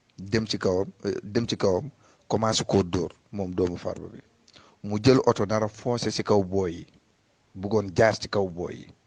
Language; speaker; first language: Wolof; non-native, local second language; Fula